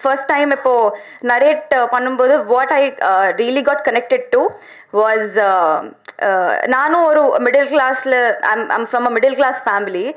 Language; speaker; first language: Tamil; non-native, learner; Telugu